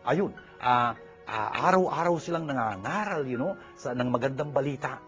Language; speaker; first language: Filipino; native; Filipino